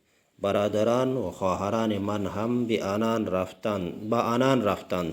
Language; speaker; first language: Persian; non-native, fluent; Urdu